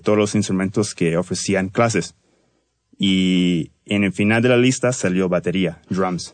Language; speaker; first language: Spanish; early bilingual, heritage; Spanish